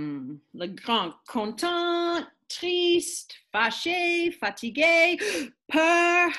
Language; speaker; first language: French; non-native, fluent; English